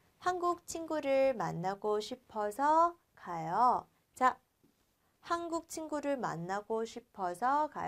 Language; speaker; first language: Korean; non-native, fluent; Vietnamese